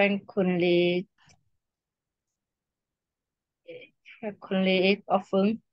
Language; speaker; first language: English; non-native, learner; Vietnamese